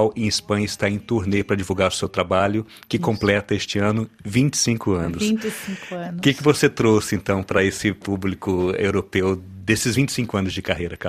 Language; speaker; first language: Portuguese; native; Portuguese